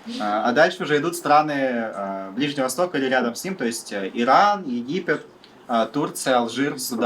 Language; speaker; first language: Russian; native; Russian